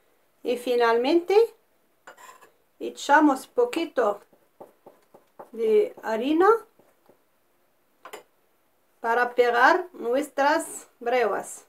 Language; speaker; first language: Spanish; non-native, fluent; Arabic